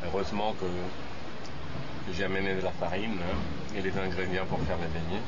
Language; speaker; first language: French; non-native, fluent; Italian